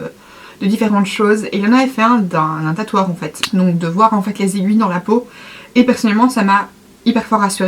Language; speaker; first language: French; native; French